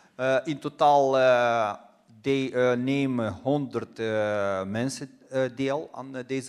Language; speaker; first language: Dutch; non-native, fluent; Russian